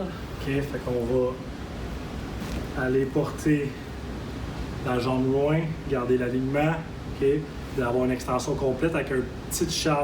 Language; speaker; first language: French; native; French